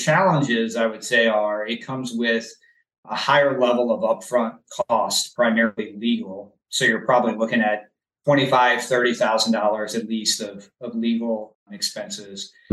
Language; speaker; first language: English; native; English